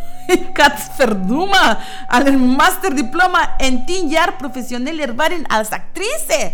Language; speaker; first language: Dutch; non-native, fluent; Spanish